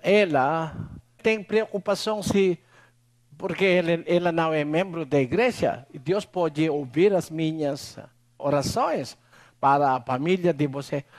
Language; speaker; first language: Portuguese; non-native, learner; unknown